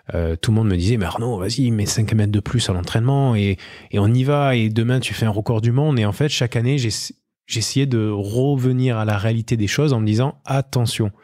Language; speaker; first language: French; native; French